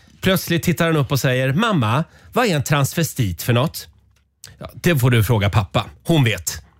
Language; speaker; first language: Swedish; native; Swedish